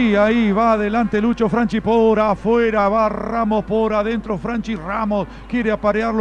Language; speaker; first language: Spanish; native; Spanish